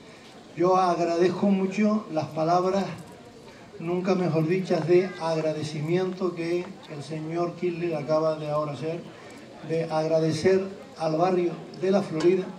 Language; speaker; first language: Spanish; native; Spanish